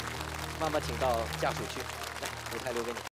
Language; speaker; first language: Chinese; native; Chinese